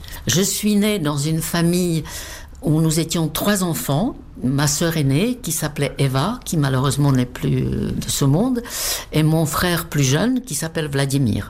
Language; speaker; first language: French; non-native, fluent; Czech